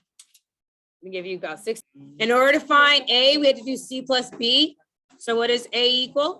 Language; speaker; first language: English; native; English